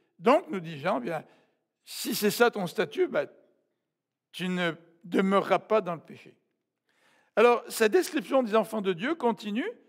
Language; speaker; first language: French; native; French